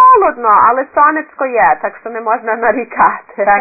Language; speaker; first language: Ukrainian; early bilingual, heritage; Ukrainian